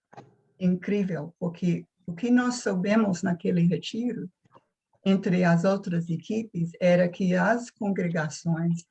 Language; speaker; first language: Portuguese; non-native, fluent; English